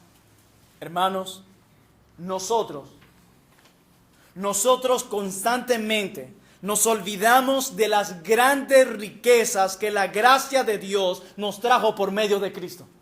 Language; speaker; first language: Spanish; native; Spanish